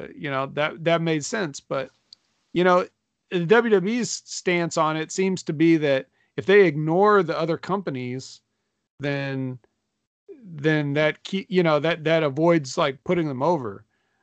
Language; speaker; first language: English; native; English